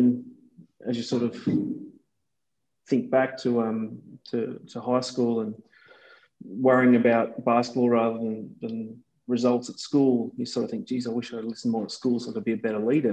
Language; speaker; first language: English; native; English